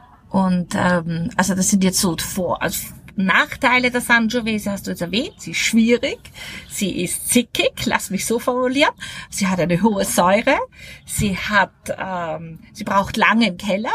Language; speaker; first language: German; native; German